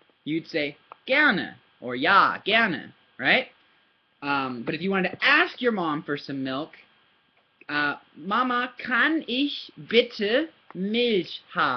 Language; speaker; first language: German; non-native, learner; English